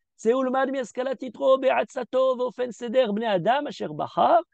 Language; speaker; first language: Hebrew; early bilingual, heritage; French